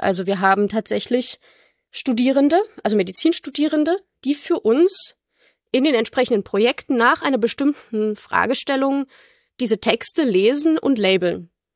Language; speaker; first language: German; native; German